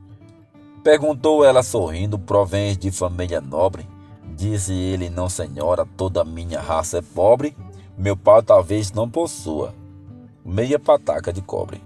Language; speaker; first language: Portuguese; native; Portuguese